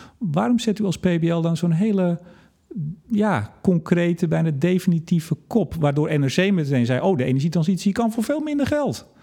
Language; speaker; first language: Dutch; native; Dutch